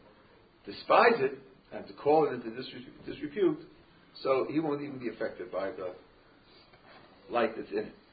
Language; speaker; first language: English; native; English